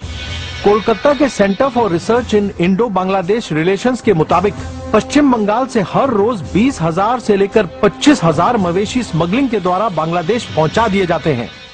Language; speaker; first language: Hindi; native; Hindi